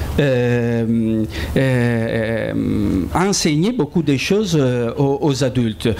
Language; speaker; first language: French; non-native, fluent; Italian